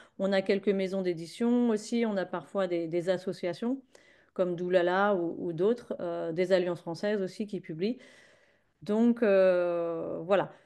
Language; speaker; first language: French; native; French